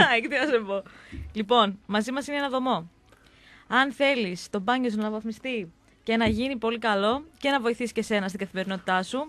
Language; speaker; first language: Greek; native; Greek